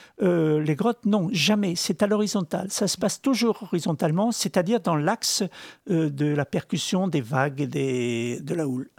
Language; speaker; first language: French; non-native, local second language; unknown